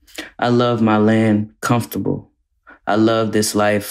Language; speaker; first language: English; native; English